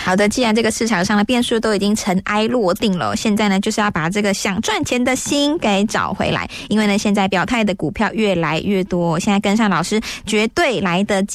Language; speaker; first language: Chinese; native; Chinese